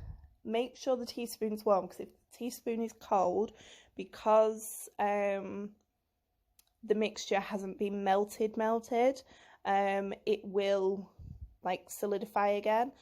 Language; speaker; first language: English; native; English